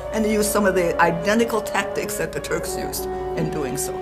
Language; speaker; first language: English; native; English